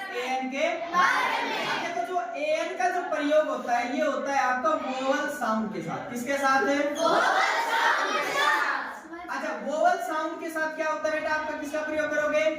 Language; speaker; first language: Hindi; native; Hindi